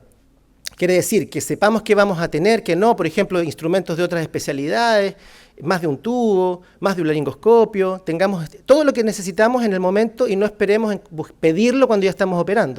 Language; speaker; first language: Spanish; native; Spanish